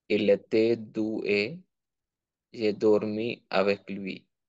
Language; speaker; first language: French; non-native, learner; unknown